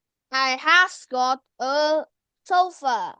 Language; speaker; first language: English; non-native, learner; Vietnamese